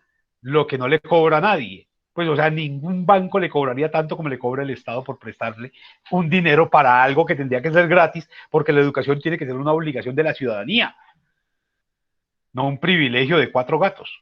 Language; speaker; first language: Spanish; native; Spanish